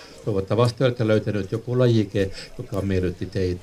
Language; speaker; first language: Finnish; non-native, local second language; Swedish